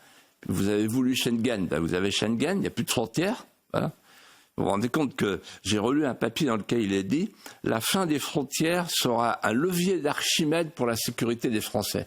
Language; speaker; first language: French; native; French